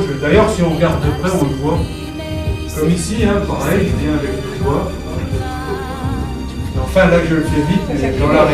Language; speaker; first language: French; native; French